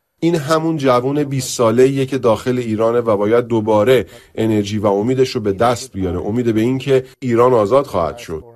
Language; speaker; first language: Persian; early bilingual, heritage; Persian